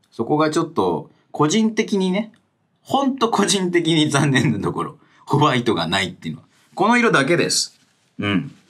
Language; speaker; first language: Japanese; native; Japanese